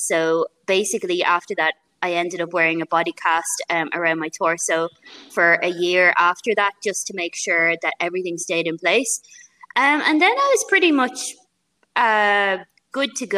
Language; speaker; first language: English; native; English